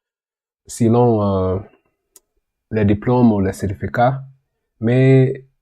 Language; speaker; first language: French; non-native, learner; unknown